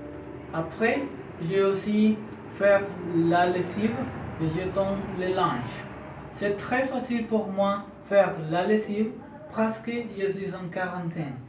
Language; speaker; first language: French; non-native, learner; Spanish